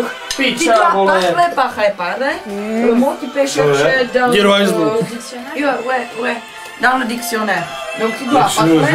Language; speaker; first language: French; non-native, learner; Czech